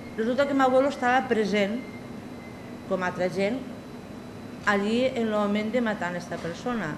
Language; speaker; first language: Catalan; native; Catalan